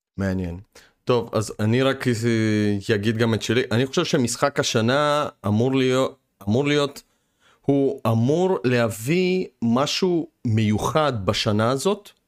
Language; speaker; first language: Hebrew; early bilingual, other home language; Russian